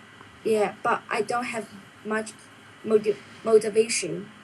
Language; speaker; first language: English; non-native, learner; Chinese